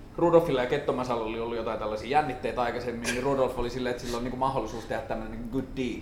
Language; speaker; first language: Finnish; native; Finnish